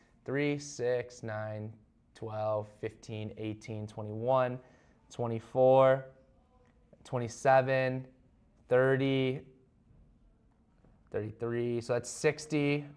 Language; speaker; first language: English; native; English